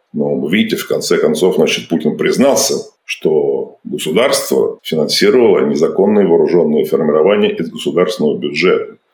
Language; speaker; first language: Russian; native; Russian